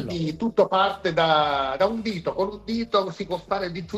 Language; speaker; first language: Italian; native; Italian